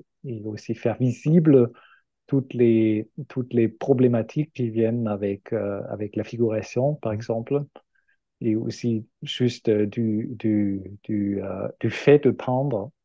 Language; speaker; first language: French; non-native, fluent; German